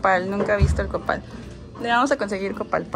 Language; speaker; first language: Spanish; native; Spanish